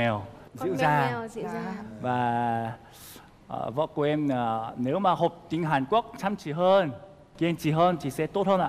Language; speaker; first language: Vietnamese; non-native, fluent; Korean